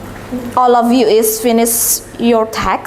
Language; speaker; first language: English; non-native, learner; Indonesian